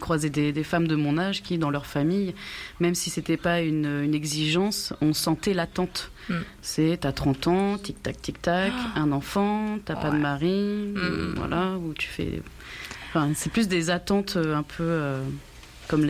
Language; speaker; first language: French; native; French